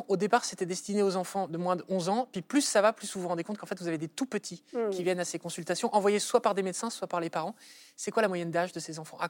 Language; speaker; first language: French; native; French